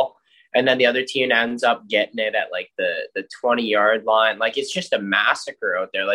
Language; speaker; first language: English; native; English